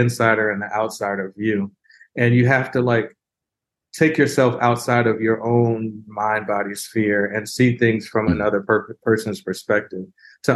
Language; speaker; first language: English; native; English